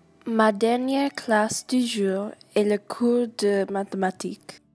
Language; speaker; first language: French; non-native, learner; English